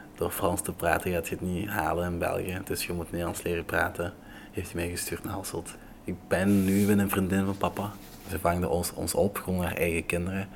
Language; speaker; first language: Dutch; non-native, fluent; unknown